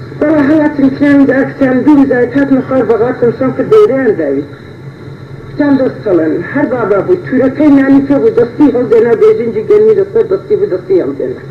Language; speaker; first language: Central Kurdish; native; Central Kurdish